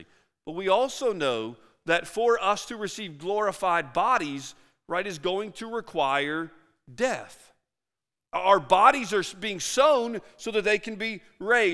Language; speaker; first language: English; native; English